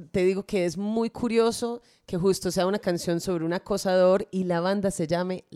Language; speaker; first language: Spanish; native; Spanish